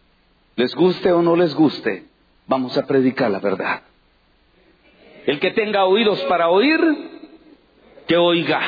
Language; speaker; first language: Spanish; native; Spanish